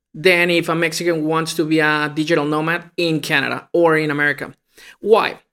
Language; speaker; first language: English; non-native, fluent; Spanish